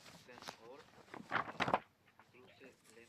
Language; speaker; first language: German; non-native, learner; Macedonian